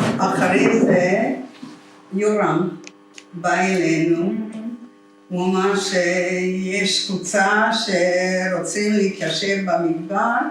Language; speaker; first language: Hebrew; non-native, fluent; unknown